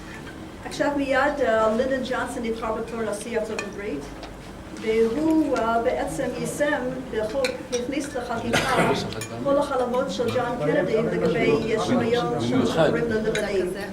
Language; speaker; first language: Hebrew; non-native, fluent; English